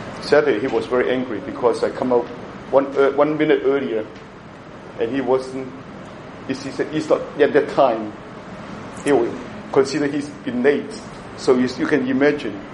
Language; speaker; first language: English; non-native, local second language; Cantonese